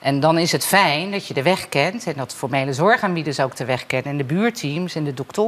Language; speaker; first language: Dutch; native; Dutch